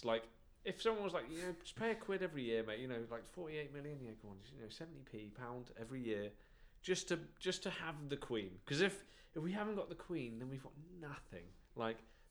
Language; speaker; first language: English; native; English